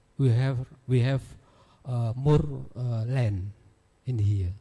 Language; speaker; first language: English; non-native, learner; Indonesian